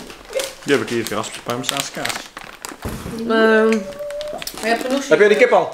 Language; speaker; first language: Dutch; native; Dutch